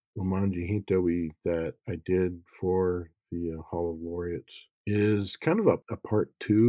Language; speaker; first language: English; native; English